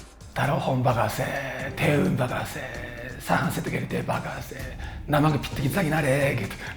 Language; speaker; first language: Mongolian; non-native, learner; Korean